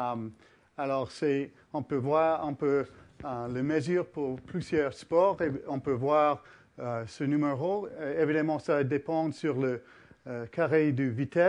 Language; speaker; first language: French; early bilingual, heritage; English